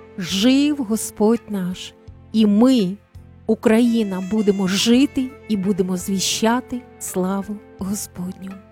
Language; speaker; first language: Ukrainian; native; Ukrainian